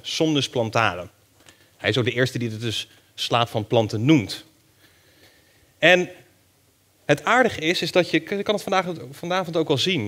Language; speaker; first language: Dutch; native; Dutch